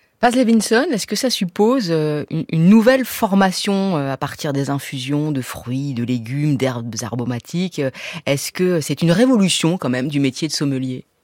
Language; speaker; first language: French; native; French